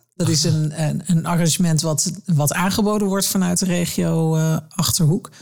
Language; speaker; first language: Dutch; native; Dutch